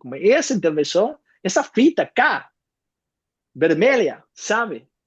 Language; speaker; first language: Portuguese; non-native, fluent; Spanish